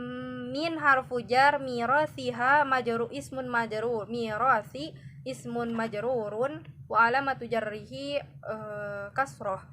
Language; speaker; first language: Arabic; non-native, learner; Indonesian